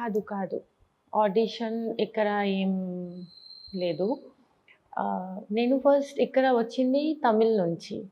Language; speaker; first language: Telugu; non-native, learner; Bangla